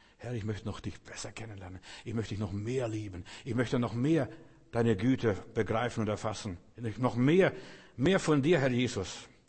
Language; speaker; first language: German; non-native, fluent; Russian